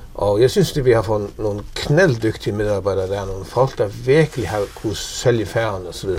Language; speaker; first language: Danish; non-native, local second language; Faroese